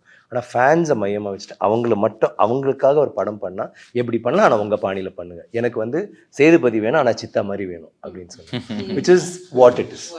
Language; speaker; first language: Tamil; native; Tamil